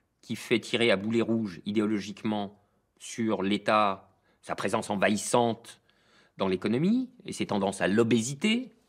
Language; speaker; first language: French; native; French